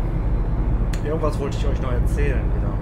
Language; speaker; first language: German; native; German